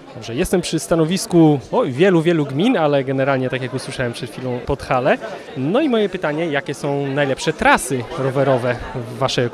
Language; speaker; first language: Polish; native; Polish